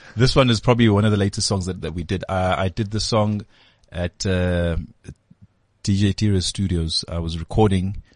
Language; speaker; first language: English; non-native, local second language; Zulu